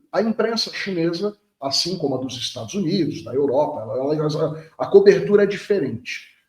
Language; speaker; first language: Portuguese; native; Portuguese